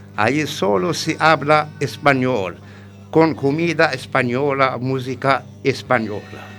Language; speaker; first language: Spanish; non-native, learner; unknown